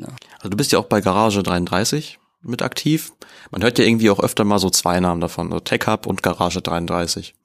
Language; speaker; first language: German; native; German